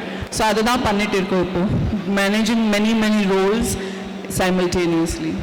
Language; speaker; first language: Tamil; non-native, fluent; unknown